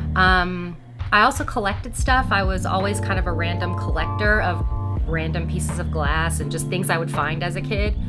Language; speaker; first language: English; native; English